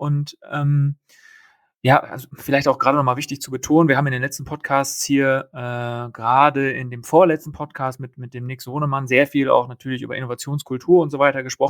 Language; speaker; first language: German; native; German